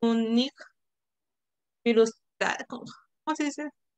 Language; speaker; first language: German; non-native, learner; Spanish